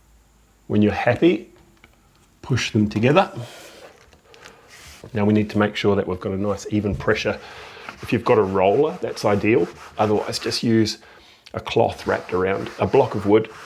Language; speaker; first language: English; native; English